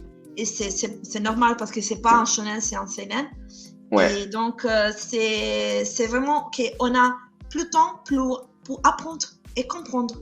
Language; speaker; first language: French; non-native, fluent; Italian